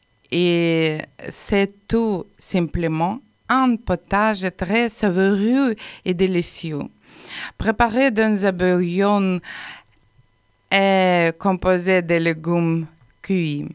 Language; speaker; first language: French; non-native, learner; Ukrainian